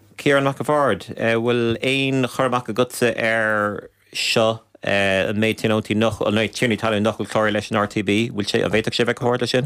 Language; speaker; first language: Irish; native; Irish